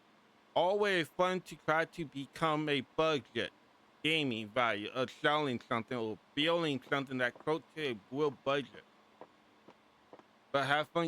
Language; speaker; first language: English; native; English